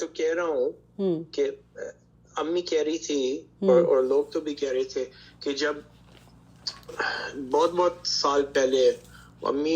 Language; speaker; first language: Hindi; early bilingual, heritage; Hindi